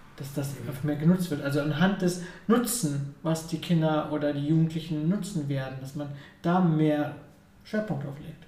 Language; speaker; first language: German; early bilingual, other home language; Ukrainian